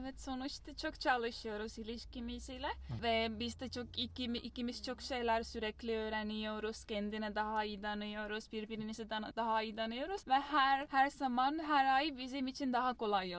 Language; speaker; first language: Turkish; non-native, fluent; Estonian